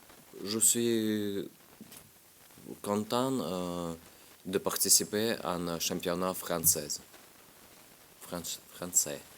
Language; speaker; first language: French; non-native, learner; Russian